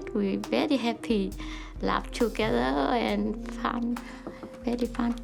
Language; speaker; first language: English; non-native, learner; Vietnamese